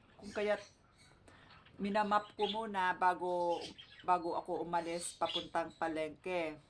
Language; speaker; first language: Filipino; non-native, local second language; Cebuano